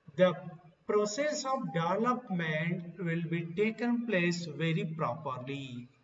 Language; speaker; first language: English; non-native, local second language; Kannada